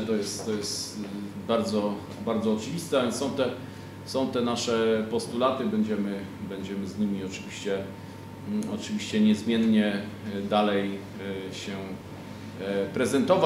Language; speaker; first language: Polish; native; Polish